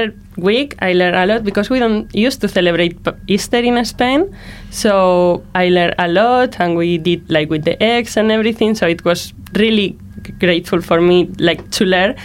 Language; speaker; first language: English; non-native, learner; Spanish